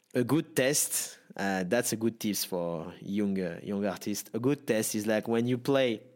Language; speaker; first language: English; non-native, fluent; French